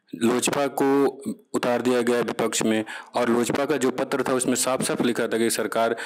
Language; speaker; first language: Hindi; native; Hindi